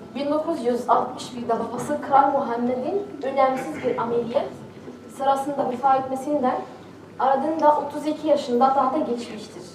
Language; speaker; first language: Turkish; non-native, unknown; Arabic